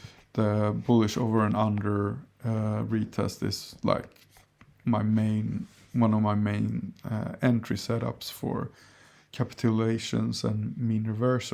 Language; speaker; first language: English; non-native, fluent; Swedish